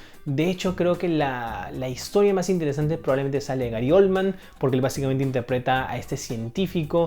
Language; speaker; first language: Spanish; native; Spanish